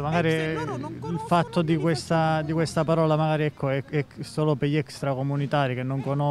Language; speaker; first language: Italian; native; Italian